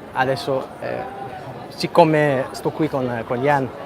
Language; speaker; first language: Italian; non-native, learner; English